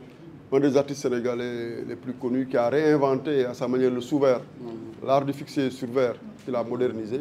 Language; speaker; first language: French; non-native, local second language; Wolof